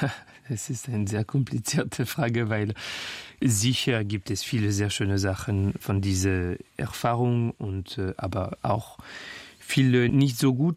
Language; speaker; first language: German; non-native, fluent; French